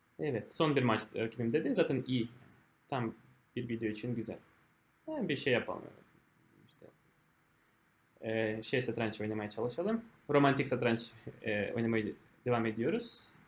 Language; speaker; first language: Turkish; non-native, fluent; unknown